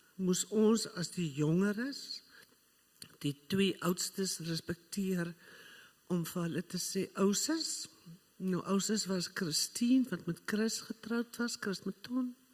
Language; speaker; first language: Afrikaans; native; Afrikaans